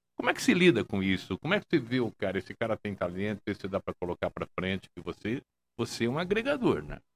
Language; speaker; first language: Portuguese; native; Portuguese